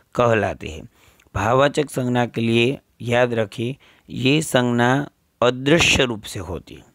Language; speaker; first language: Hindi; non-native, local second language; Gujarati